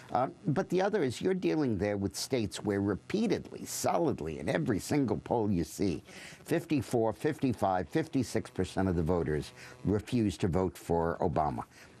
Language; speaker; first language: English; native; English